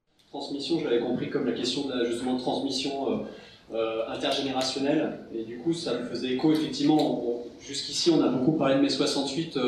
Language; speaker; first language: French; native; French